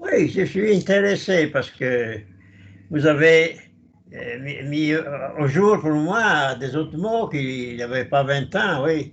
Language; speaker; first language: French; non-native, learner; Italian